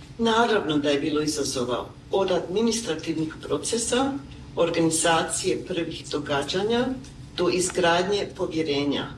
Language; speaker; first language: Croatian; early bilingual, heritage; Croatian